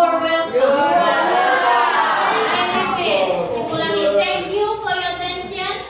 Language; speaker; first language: English; non-native, local second language; Indonesian